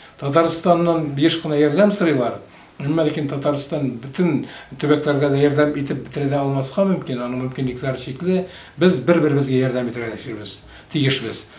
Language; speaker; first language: Tatar; native; Tatar